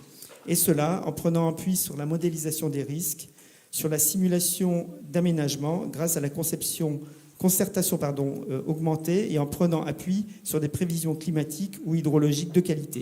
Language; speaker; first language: French; native; French